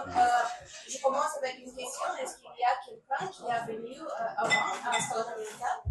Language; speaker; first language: French; non-native, learner; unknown